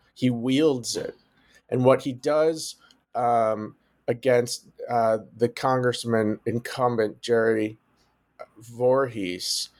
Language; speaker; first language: English; native; English